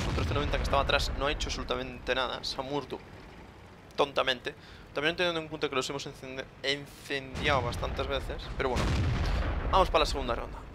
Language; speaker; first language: Spanish; native; Spanish